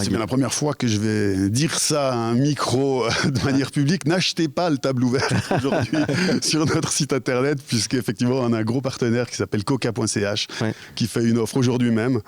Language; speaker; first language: French; native; French